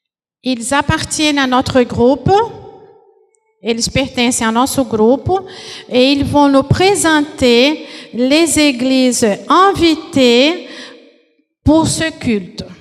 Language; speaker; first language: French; non-native, fluent; Portuguese